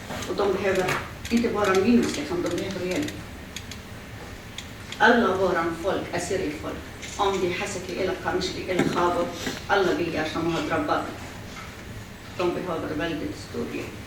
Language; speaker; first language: Swedish; early bilingual, other home language; Assyrian Neo-Aramaic